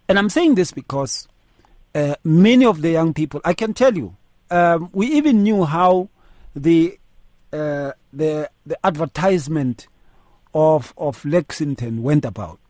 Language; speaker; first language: English; non-native, local second language; Zulu